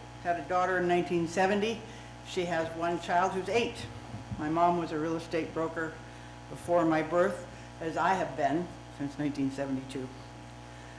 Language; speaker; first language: English; native; English